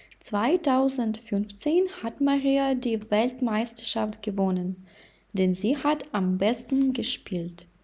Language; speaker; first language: German; non-native, fluent; Ukrainian